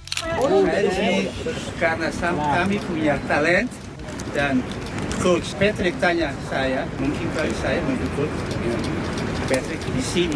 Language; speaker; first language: Indonesian; early bilingual, heritage; Dutch